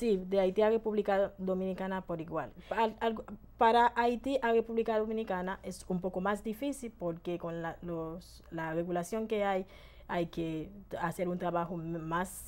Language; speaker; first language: Spanish; non-native, fluent; Haitian Creole